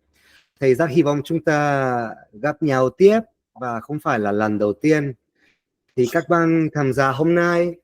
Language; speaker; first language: Vietnamese; non-native, fluent; Spanish